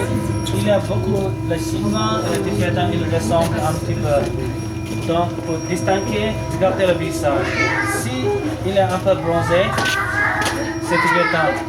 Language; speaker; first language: French; non-native, learner; Tibetan